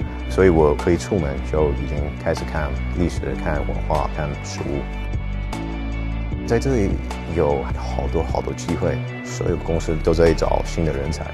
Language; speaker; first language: Chinese; early bilingual, heritage; English